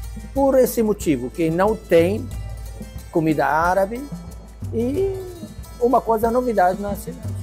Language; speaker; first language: Portuguese; non-native, learner; Arabic